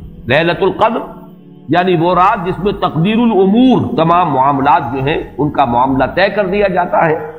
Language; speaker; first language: Urdu; native; Urdu